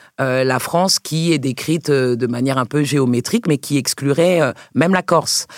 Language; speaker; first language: French; native; French